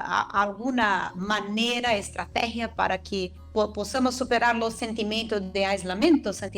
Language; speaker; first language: Spanish; non-native, fluent; Portuguese